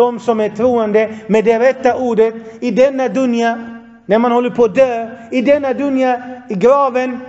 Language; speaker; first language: Swedish; non-native, fluent; Arabic